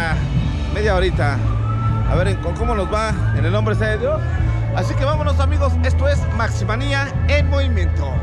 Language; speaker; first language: Spanish; native; Spanish